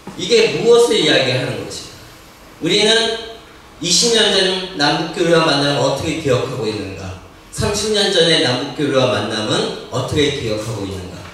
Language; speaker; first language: Korean; native; Korean